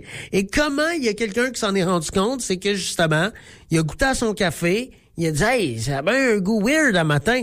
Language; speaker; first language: French; native; French